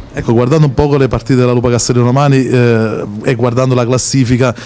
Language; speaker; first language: Italian; native; Italian